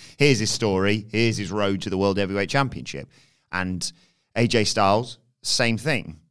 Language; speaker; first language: English; native; English